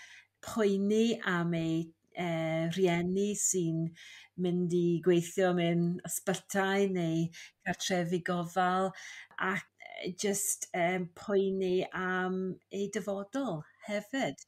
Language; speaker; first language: Welsh; non-native, fluent; English